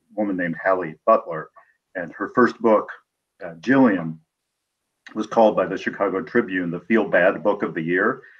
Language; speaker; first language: English; native; English